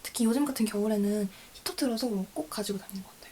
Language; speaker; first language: Korean; native; Korean